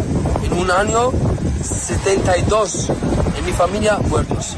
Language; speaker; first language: Spanish; non-native, learner; Arabic